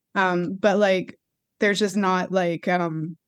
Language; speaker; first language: English; native; English